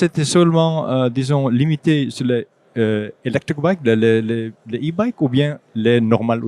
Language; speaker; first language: French; non-native, fluent; Dutch